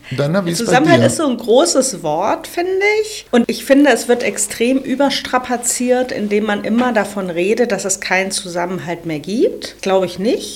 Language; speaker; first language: German; native; German